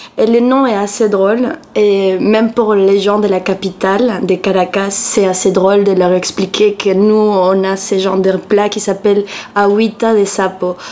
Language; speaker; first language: French; non-native, fluent; Spanish